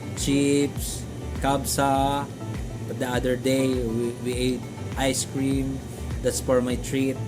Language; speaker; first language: English; non-native, learner; Filipino